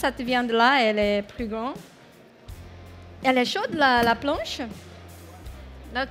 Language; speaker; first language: French; non-native, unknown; Portuguese